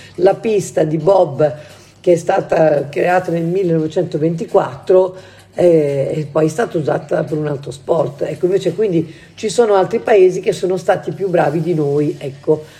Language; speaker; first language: Italian; native; Italian